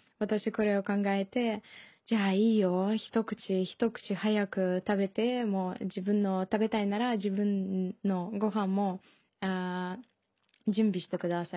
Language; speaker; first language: Japanese; non-native, learner; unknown